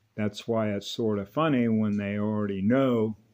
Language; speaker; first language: English; native; English